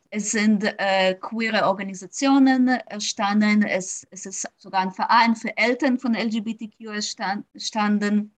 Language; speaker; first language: German; non-native, fluent; Ukrainian